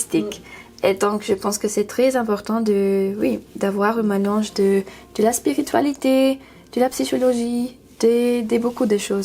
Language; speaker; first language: French; non-native, learner; English